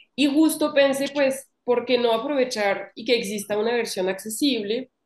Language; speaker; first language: Spanish; non-native, fluent; French